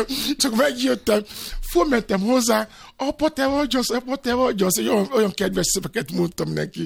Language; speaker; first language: Hungarian; non-native, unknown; Yoruba